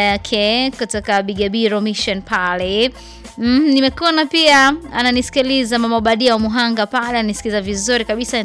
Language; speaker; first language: Swahili; native; Swahili